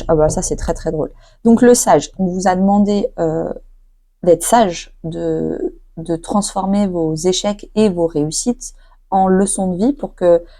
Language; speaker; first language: French; native; French